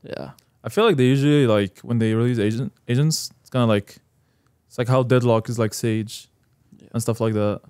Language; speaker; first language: English; non-native, fluent; Arabic